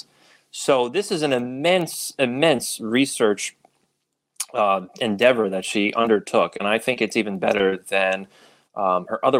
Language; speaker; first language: English; native; English